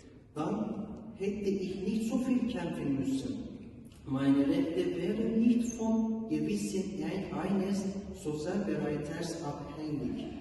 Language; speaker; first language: German; non-native, learner; Turkish